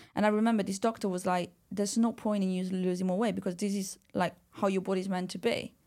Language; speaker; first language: English; non-native, fluent; Italian